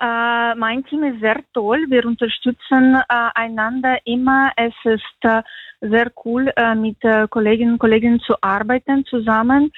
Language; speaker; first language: German; non-native, learner; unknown